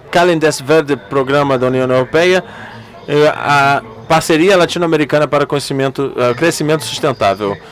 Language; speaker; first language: Portuguese; non-native, learner; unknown